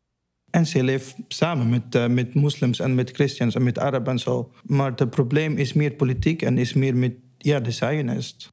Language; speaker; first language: Dutch; non-native, learner; Arabic